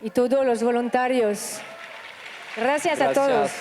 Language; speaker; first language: Spanish; non-native, learner; French